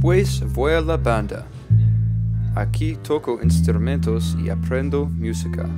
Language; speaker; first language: Spanish; non-native, learner; English